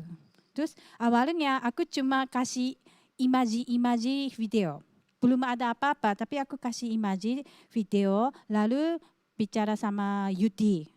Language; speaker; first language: Indonesian; non-native, fluent; Japanese